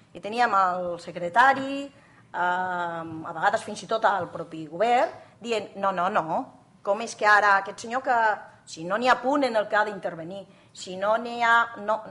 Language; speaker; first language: Catalan; native; Catalan